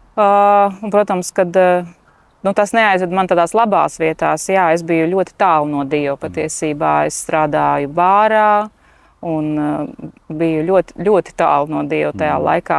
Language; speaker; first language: Latvian; native; Latvian